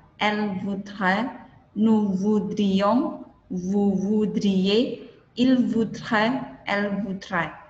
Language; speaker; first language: French; non-native, fluent; Indonesian